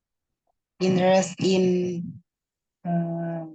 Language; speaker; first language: English; non-native, learner; Indonesian